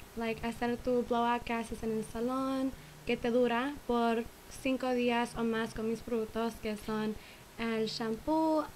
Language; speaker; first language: Spanish; early bilingual, other home language; English